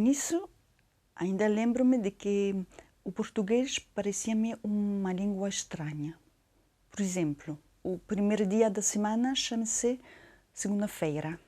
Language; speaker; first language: Portuguese; non-native, fluent; French